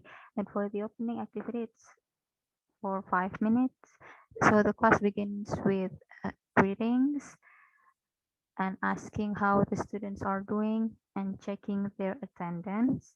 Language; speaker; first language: English; non-native, fluent; Indonesian